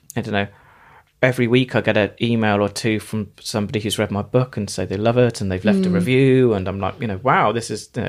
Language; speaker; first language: English; native; English